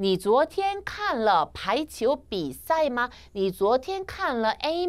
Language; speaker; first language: Chinese; non-native, fluent; Korean